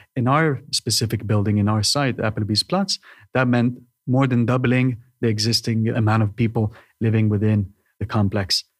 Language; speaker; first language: English; non-native, fluent; Hebrew